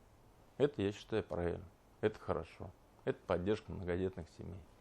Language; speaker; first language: Russian; native; Russian